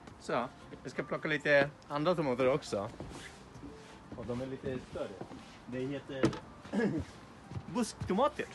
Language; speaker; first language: Swedish; non-native, fluent; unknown